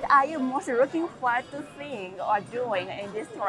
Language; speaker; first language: English; non-native, learner; Japanese